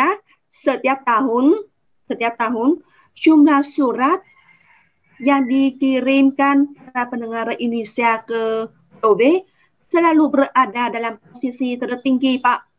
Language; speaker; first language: Indonesian; non-native, fluent; Vietnamese